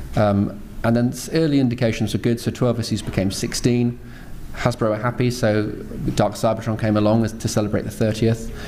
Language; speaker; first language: English; native; English